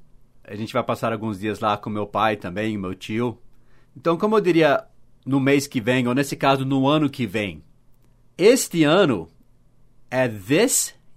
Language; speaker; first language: Portuguese; non-native, fluent; English